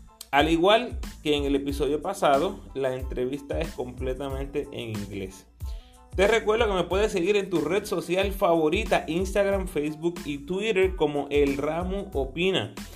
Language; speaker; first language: Spanish; native; Spanish